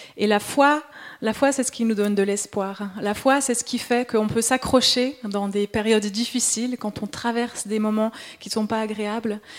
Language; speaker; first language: French; native; French